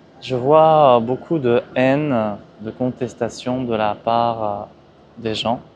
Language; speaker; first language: French; early bilingual, other home language; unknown